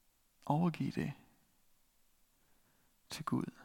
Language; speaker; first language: Danish; native; Danish